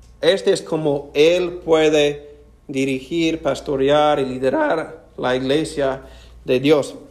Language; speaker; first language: Spanish; non-native, fluent; English